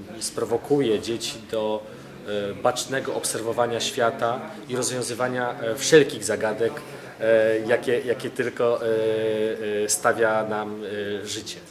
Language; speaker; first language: Polish; native; Polish